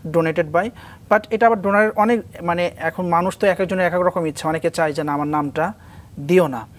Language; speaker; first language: Bangla; native; Bangla